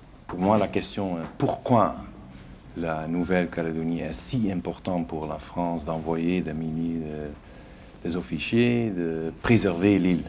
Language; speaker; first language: French; non-native, learner; Dutch